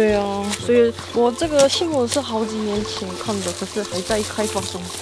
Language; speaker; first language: Chinese; non-native, fluent; Korean